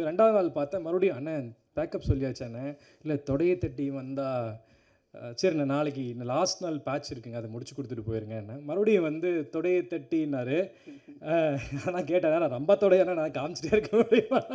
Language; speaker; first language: Tamil; native; Tamil